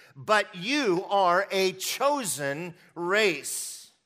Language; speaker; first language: English; early bilingual, other home language; Hungarian